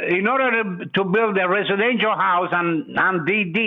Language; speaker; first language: English; non-native, fluent; Italian